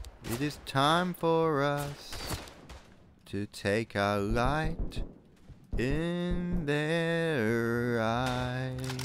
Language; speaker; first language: English; native; English